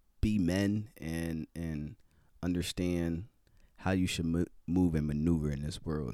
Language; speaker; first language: English; native; English